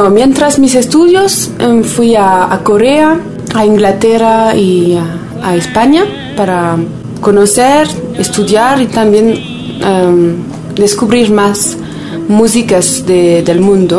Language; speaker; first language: Spanish; non-native, fluent; French